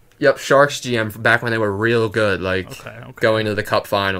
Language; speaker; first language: English; native; English